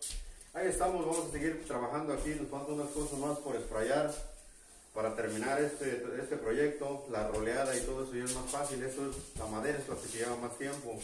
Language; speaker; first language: Spanish; native; Spanish